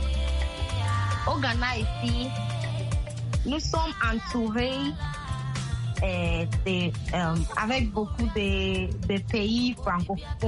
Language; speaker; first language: French; non-native, learner; Akan